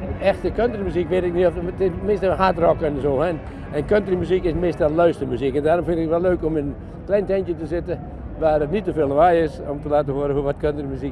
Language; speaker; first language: Dutch; native; Dutch